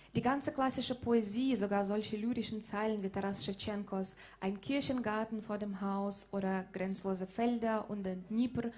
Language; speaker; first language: German; non-native, fluent; Ukrainian